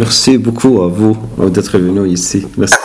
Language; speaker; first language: French; non-native, learner; Arabic